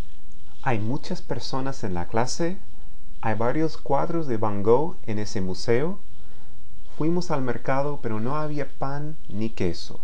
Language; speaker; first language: Spanish; non-native, fluent; English